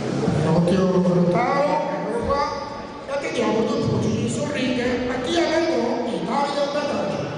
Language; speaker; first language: Italian; native; Italian